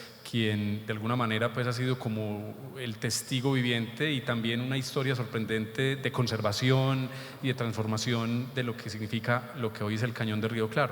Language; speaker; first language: Spanish; native; Spanish